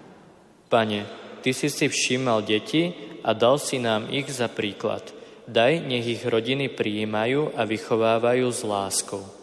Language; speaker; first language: Slovak; native; Slovak